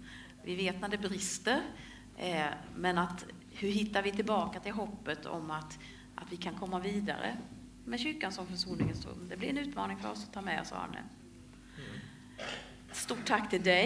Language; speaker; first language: Swedish; native; Swedish